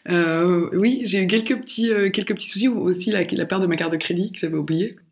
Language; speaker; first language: French; native; French